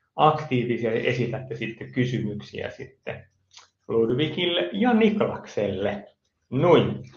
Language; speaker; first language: Finnish; native; Finnish